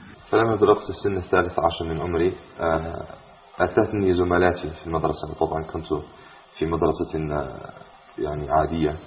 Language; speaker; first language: Arabic; non-native, fluent; English